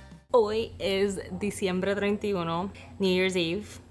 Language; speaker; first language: Spanish; native; Spanish